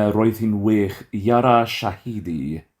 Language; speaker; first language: Welsh; non-native, learner; English